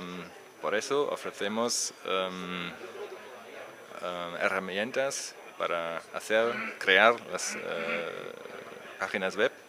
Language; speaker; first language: Spanish; non-native, learner; German